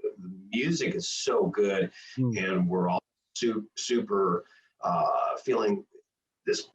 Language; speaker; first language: English; native; English